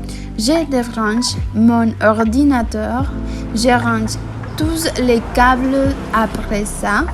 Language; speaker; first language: French; non-native, learner; Spanish